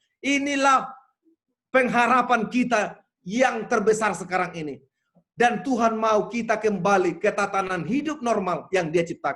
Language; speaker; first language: Indonesian; native; Indonesian